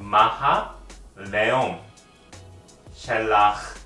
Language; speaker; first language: Hebrew; non-native, learner; Korean